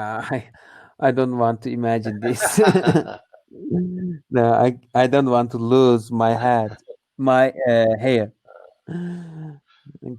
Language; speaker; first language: English; non-native, learner; Turkish